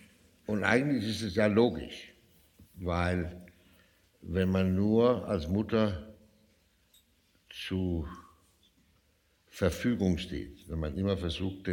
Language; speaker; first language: German; non-native, fluent; Danish